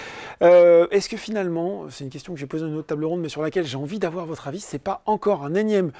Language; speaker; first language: French; native; French